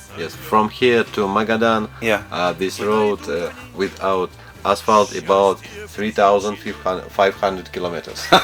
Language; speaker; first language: English; non-native, learner; Russian